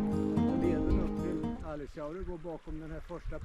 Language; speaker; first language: Swedish; native; Swedish